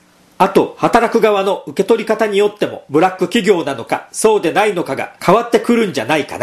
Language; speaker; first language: Japanese; native; Japanese